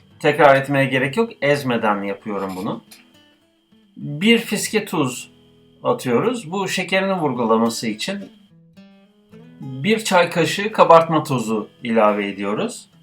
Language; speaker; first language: Turkish; native; Turkish